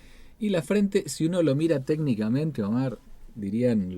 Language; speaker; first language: Spanish; native; Spanish